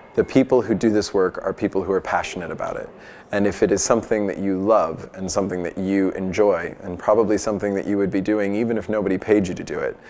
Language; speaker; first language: English; native; English